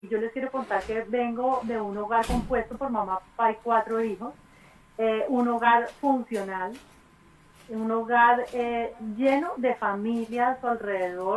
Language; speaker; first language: Spanish; native; Spanish